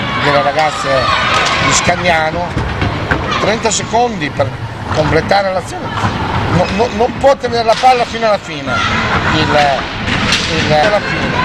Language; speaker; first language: Italian; native; Italian